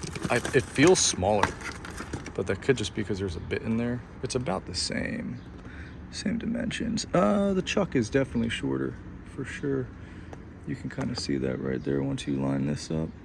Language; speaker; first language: English; native; English